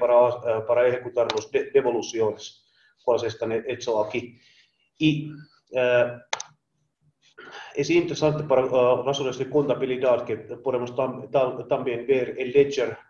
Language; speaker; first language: Spanish; non-native, learner; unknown